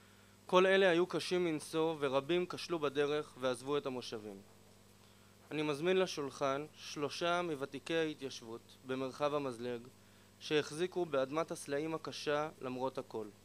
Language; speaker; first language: Hebrew; native; Hebrew